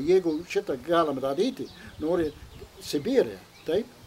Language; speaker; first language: Lithuanian; non-native, learner; English